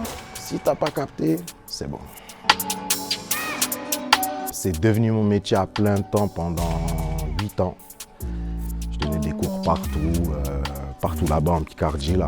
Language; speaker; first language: French; native; French